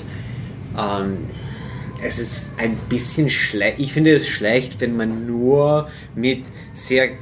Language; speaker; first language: German; non-native, fluent; English